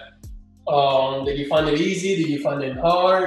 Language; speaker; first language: English; non-native, fluent; Spanish